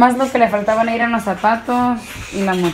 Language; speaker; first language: Spanish; native; Spanish